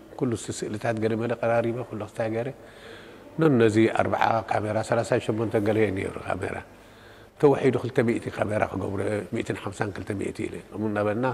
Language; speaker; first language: Tigrinya; non-native, local second language; Italian